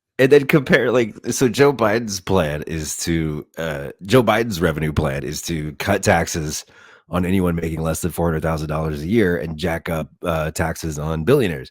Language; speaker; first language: English; native; English